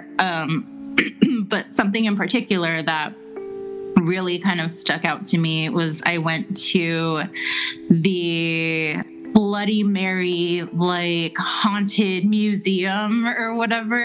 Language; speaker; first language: English; native; English